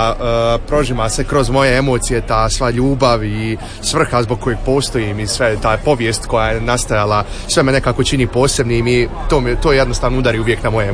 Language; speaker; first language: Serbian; early bilingual, heritage; Serbian